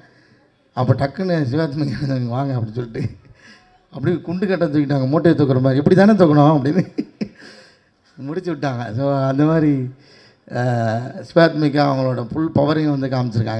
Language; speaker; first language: Tamil; native; Tamil